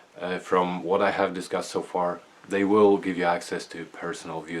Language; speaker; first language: English; non-native, fluent; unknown